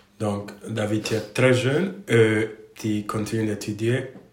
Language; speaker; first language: French; non-native, learner; Italian